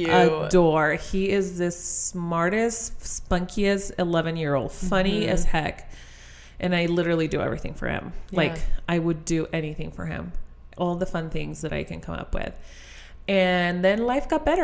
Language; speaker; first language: English; non-native, fluent; Spanish